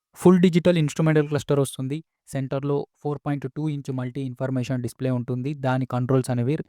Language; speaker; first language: Telugu; native; Telugu